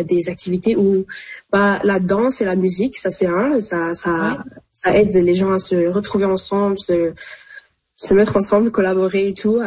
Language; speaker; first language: French; early bilingual, other home language; Arabic